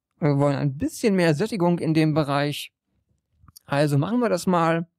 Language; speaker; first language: German; native; German